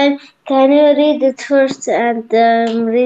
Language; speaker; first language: English; non-native, learner; Arabic